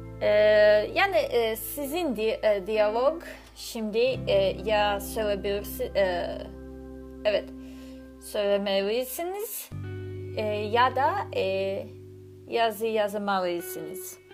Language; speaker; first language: Turkish; non-native, learner; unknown